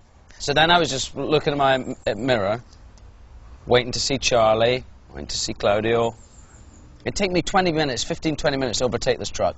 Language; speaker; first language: English; native; English